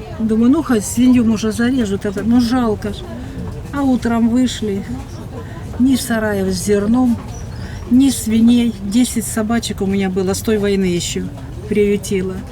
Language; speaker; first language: Russian; native; Russian